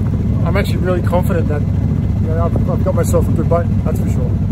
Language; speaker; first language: English; native; English